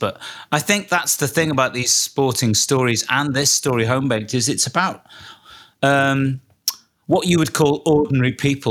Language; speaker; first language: English; native; English